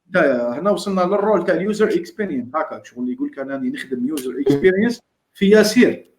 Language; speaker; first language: Arabic; native; Arabic